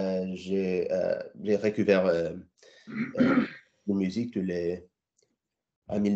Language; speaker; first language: French; non-native, learner; English